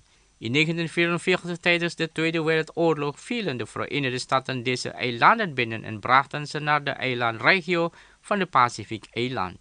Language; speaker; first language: Dutch; non-native, fluent; Indonesian